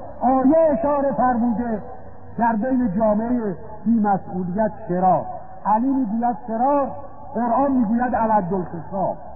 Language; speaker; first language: Persian; native; Persian